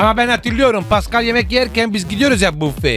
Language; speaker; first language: Turkish; non-native, learner; Italian